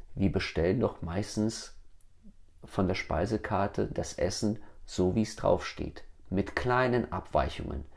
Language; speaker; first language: German; early bilingual, other home language; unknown